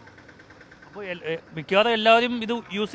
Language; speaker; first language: Malayalam; native; Malayalam